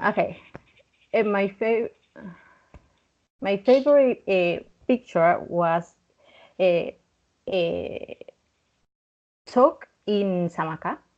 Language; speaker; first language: English; non-native, learner; Spanish